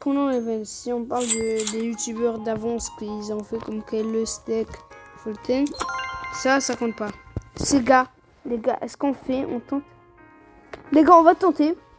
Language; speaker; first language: French; native; French